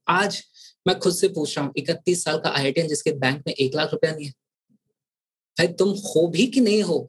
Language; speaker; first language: Hindi; native; Hindi